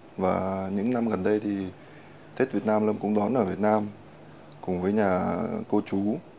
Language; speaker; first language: Vietnamese; early bilingual, heritage; Russian